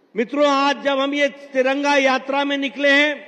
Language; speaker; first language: Hindi; native; Hindi